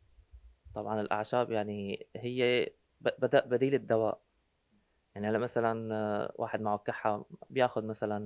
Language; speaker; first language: Arabic; native; Arabic